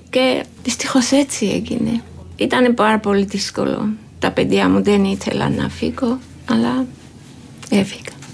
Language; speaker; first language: Greek; non-native, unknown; Georgian